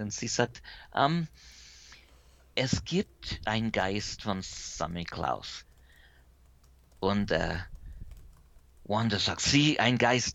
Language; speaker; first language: German; early bilingual, heritage; English